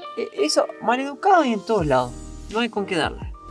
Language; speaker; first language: Spanish; native; Spanish